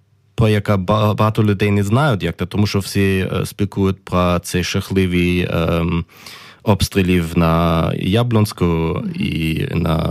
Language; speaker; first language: Ukrainian; early bilingual, heritage; German